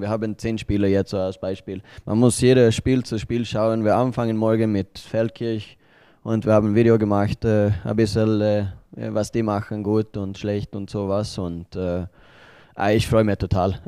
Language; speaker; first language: German; non-native, learner; Swedish